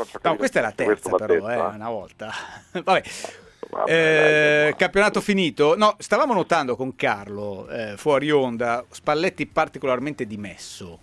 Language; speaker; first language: Italian; native; Italian